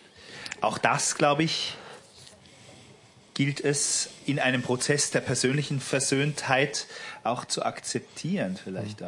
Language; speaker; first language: German; native; German